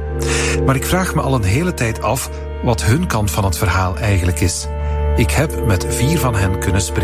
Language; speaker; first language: Dutch; native; Dutch